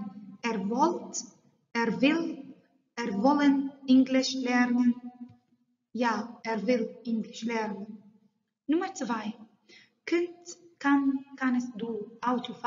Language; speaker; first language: German; non-native, learner; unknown